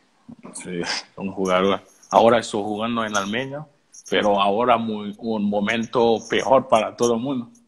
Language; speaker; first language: Spanish; non-native, learner; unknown